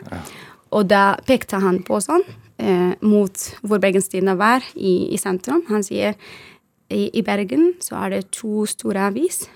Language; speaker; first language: Norwegian; non-native, fluent; Arabic